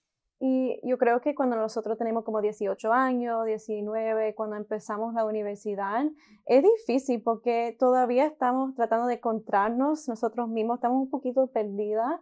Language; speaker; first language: Spanish; early bilingual, heritage; Spanish